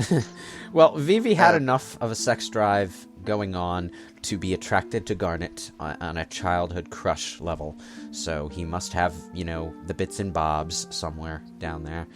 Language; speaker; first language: English; native; English